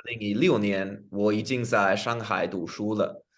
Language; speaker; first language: Chinese; non-native, learner; English